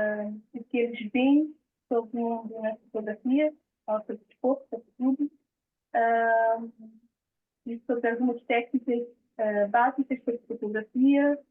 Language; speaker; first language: Portuguese; non-native, local second language; Kabuverdianu